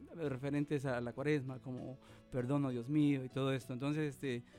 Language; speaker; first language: Spanish; native; Spanish